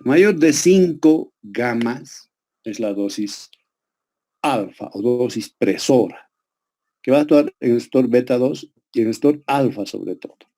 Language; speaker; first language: Spanish; native; Spanish